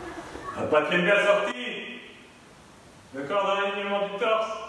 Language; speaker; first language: French; native; French